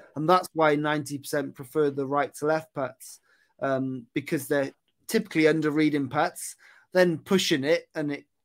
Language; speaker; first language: English; native; English